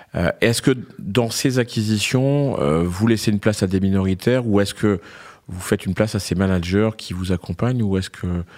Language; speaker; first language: French; native; French